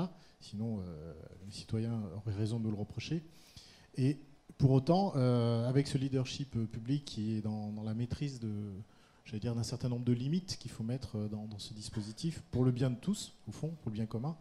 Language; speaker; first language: French; native; French